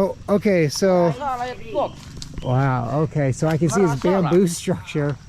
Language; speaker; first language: English; native; English